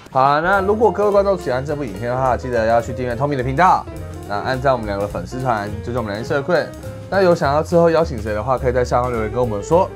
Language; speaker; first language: Chinese; native; Chinese